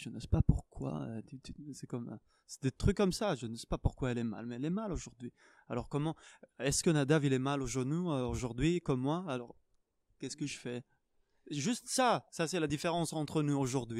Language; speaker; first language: French; non-native, fluent; Hebrew